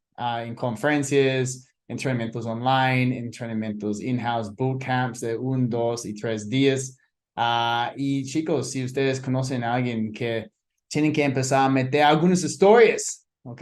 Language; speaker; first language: Spanish; non-native, fluent; English